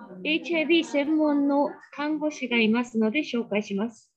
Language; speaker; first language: Japanese; native; Japanese